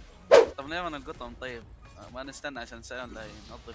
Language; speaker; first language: Arabic; native; Arabic